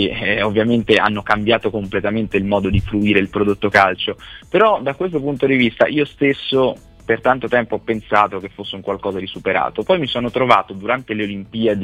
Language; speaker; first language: Italian; native; Italian